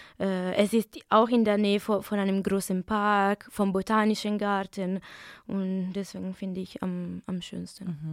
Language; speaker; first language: German; non-native, fluent; Italian